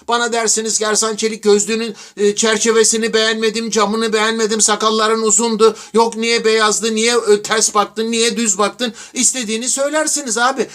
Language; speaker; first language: Turkish; native; Turkish